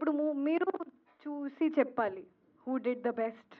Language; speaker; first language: Telugu; non-native, fluent; Hindi